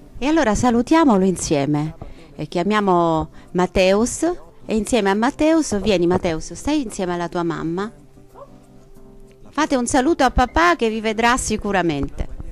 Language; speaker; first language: Italian; native; Italian